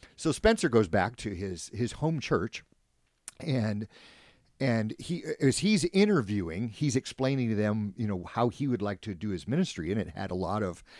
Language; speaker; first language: English; native; English